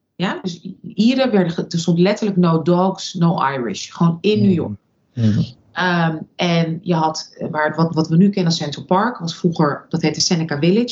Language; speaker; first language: Dutch; early bilingual, other home language; Russian